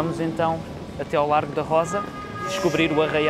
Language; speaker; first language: Portuguese; native; Portuguese